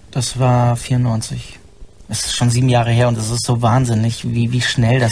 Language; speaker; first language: German; native; German